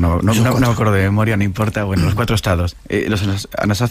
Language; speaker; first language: Spanish; native; Spanish